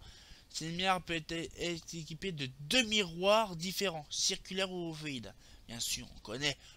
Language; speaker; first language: French; native; French